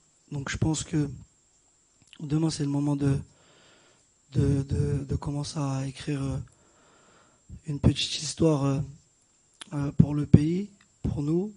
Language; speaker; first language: French; native; French